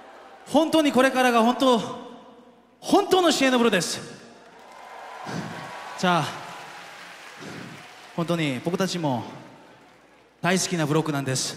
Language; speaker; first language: Japanese; non-native, fluent; Korean